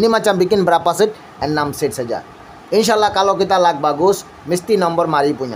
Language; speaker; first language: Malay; non-native, learner; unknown